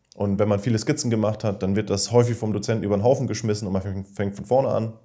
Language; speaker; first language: German; non-native, fluent; Danish